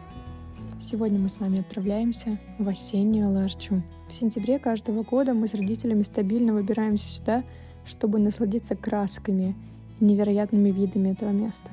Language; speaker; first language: Russian; native; Russian